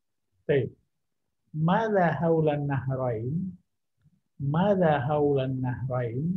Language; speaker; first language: Arabic; non-native, fluent; Indonesian